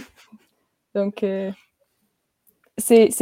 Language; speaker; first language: French; non-native, learner; English